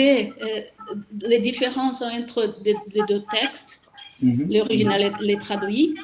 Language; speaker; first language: French; non-native, fluent; Portuguese